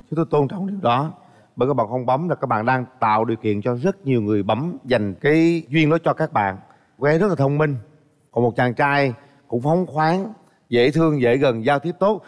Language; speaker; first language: Vietnamese; native; Vietnamese